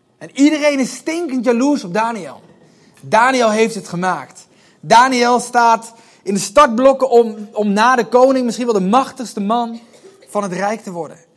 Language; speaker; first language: Dutch; native; Dutch